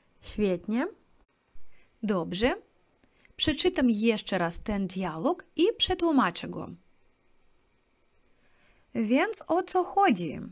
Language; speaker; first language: Polish; non-native, fluent; Russian